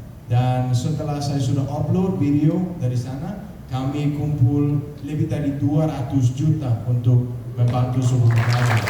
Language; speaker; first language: Indonesian; non-native, fluent; Danish